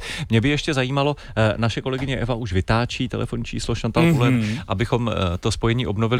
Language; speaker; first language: Czech; native; Czech